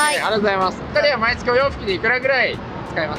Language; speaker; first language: Japanese; native; Japanese